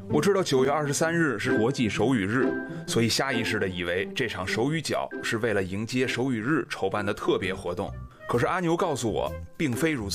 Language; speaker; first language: Chinese; native; Chinese